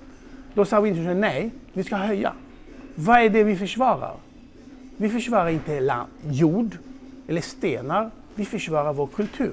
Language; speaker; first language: Swedish; non-native, fluent; Hebrew